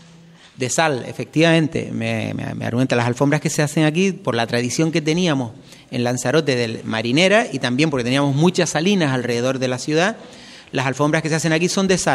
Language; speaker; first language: Spanish; native; Spanish